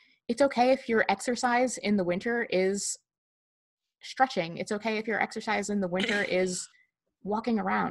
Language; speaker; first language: English; native; English